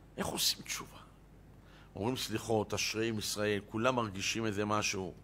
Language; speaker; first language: Hebrew; native; Hebrew